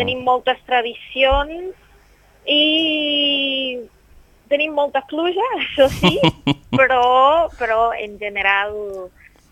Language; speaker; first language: Catalan; non-native, fluent; English